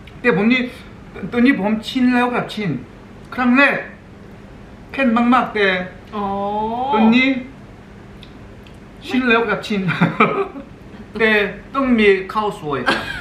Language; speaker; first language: Thai; non-native, learner; Korean